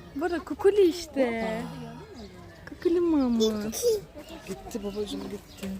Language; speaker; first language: Turkish; native; Turkish